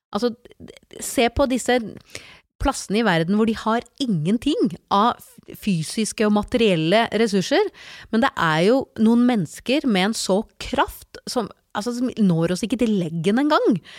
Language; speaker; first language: Norwegian; native; Norwegian